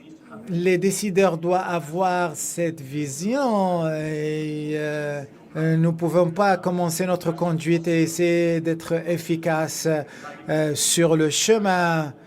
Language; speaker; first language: French; non-native, fluent; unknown